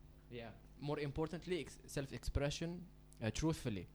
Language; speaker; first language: English; non-native, fluent; Arabic